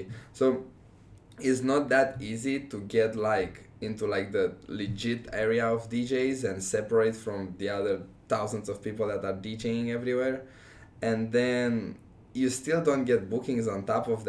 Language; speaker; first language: English; non-native, fluent; Romanian